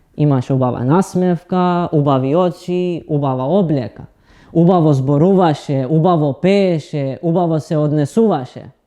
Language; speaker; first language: Macedonian; non-native, local second language; Romany